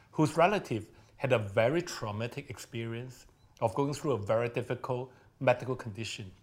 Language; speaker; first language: English; non-native, local second language; Cantonese